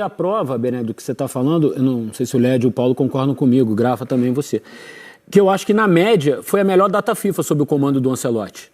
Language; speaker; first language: Portuguese; native; Portuguese